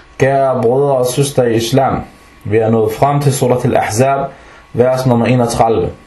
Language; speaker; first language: Danish; non-native, local second language; Arabic